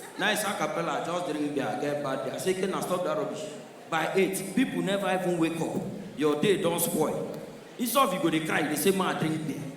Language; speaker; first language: Nigerian Pidgin; non-native, local second language; Igbo